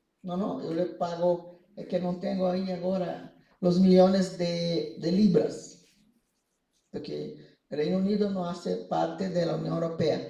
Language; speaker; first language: Spanish; non-native, fluent; Portuguese